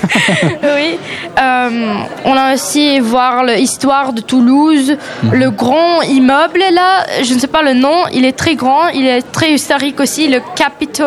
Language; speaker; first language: French; non-native, learner; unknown